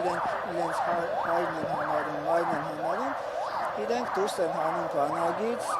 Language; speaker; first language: Armenian; native; Armenian